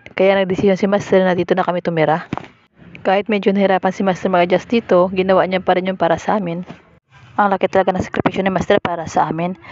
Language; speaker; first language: Filipino; non-native, local second language; Hiligaynon